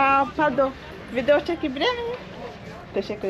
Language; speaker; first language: Turkish; non-native, learner; Kinyarwanda